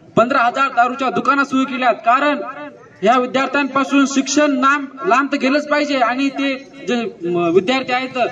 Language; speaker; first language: Marathi; non-native, local second language; Lambadi